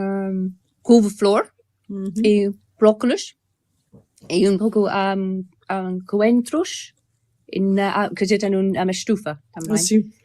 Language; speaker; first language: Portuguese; non-native, learner; English